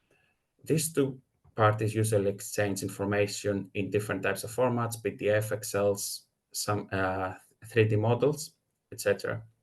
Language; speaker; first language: English; non-native, fluent; Greek